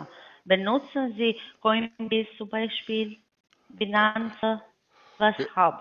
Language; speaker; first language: German; non-native, learner; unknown